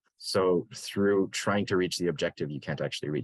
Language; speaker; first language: English; native; English